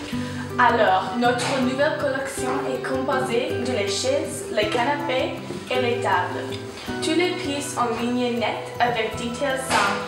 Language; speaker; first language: French; non-native, learner; English